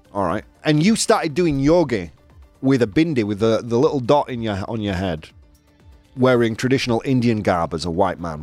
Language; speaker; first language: English; native; English